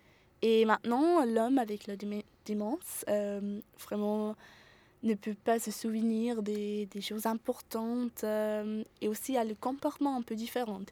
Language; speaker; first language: French; non-native, fluent; German